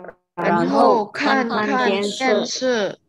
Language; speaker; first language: Chinese; non-native, learner; Indonesian